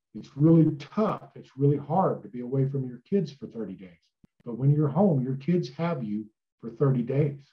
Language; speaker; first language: English; native; English